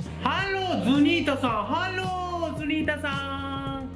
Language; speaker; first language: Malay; non-native, learner; Japanese